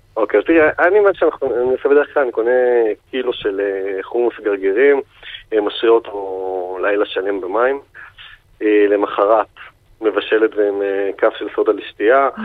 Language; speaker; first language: Hebrew; native; Hebrew